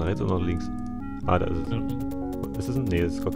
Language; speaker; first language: German; native; German